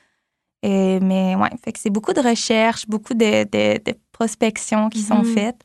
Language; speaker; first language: French; native; French